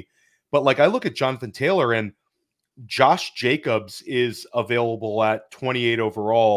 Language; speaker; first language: English; native; English